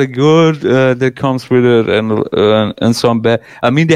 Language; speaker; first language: English; non-native, fluent; German